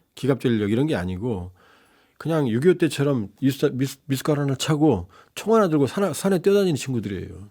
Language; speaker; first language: Korean; native; Korean